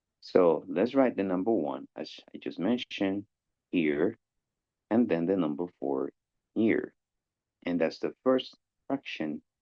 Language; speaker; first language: English; non-native, fluent; Spanish